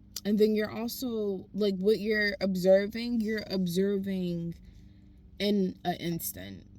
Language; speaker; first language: English; native; English